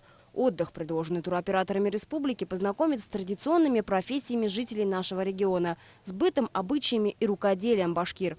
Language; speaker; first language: Russian; native; Russian